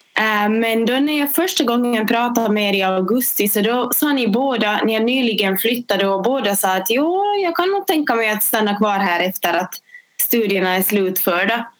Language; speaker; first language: Swedish; native; Swedish